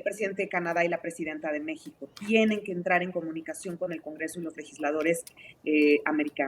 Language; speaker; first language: Spanish; native; Spanish